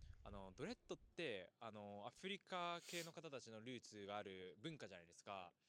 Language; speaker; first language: Japanese; native; Japanese